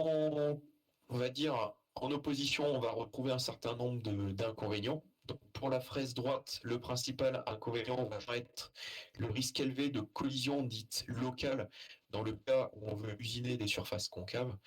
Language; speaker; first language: French; native; French